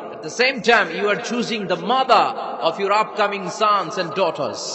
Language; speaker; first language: English; non-native, local second language; Bangla